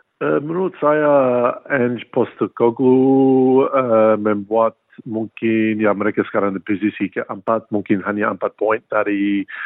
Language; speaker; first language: Indonesian; early bilingual, heritage; English